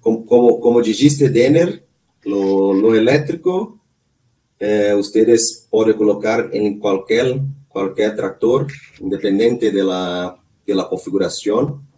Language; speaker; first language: Spanish; non-native, learner; Portuguese